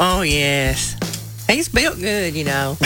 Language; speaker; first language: English; native; English